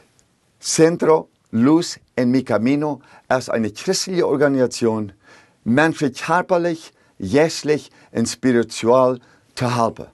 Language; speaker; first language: German; early bilingual, heritage; Plautdietsch